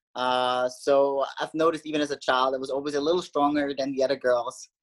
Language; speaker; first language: English; non-native, fluent; German